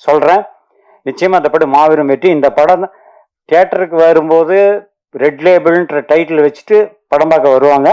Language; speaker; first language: Tamil; native; Tamil